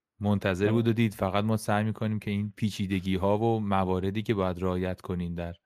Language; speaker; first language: Persian; native; Persian